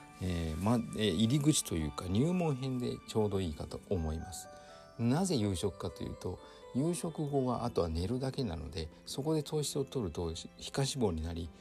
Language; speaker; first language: Japanese; native; Japanese